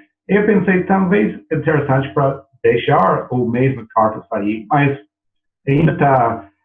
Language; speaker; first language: Portuguese; non-native, learner; English